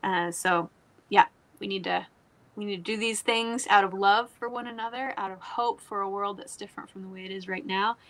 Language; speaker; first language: English; native; English